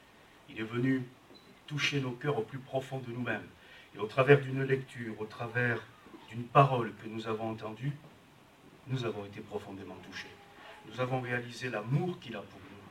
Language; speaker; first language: French; native; French